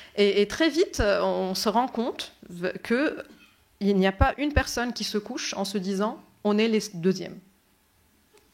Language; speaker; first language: French; non-native, local second language; Arabic